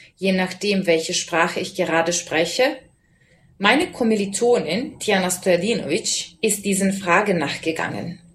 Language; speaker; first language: German; non-native, fluent; Serbian